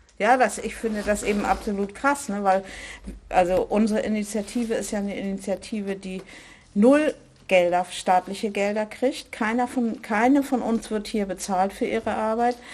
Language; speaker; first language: German; native; German